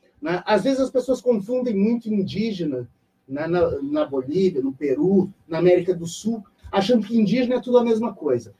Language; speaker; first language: Portuguese; native; Portuguese